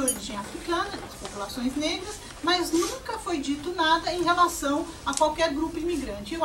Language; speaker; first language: Portuguese; native; Portuguese